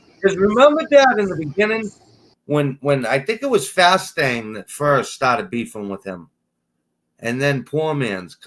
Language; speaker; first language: English; native; English